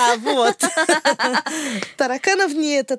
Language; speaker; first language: Russian; non-native, learner; Portuguese